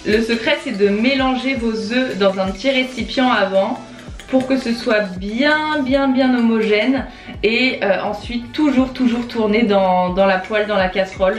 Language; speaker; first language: French; native; French